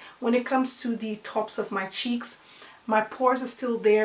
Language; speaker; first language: English; non-native, fluent; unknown